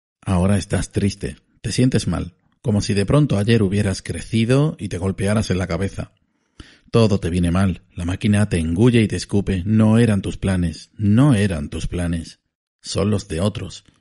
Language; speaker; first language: Spanish; native; Spanish